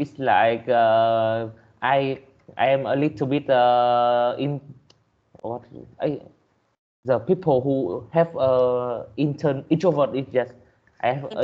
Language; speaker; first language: English; non-native, learner; Vietnamese